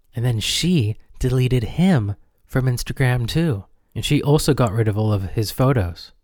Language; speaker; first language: English; native; English